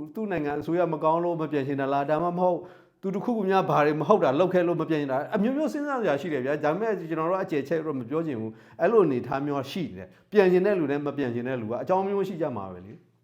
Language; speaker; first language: Burmese; non-native, local second language; S'gaw Karen